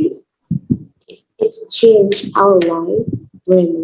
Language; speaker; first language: English; non-native, learner; Vietnamese